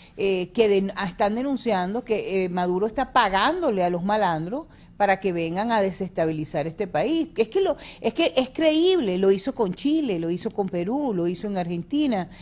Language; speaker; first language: Spanish; native; Spanish